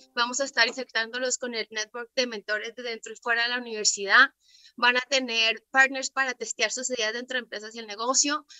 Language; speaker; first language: Spanish; native; Spanish